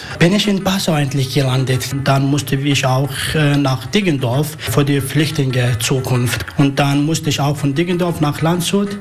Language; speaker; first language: German; non-native, learner; Arabic